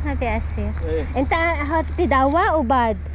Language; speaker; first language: Arabic; non-native, learner; Filipino